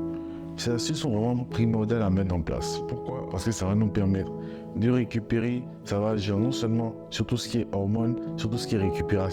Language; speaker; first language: French; native; French